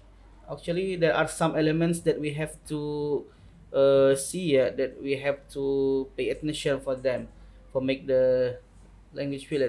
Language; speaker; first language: English; non-native, local second language; Indonesian